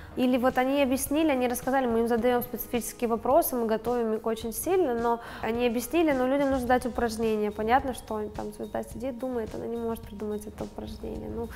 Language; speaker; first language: Russian; non-native, local second language; Ukrainian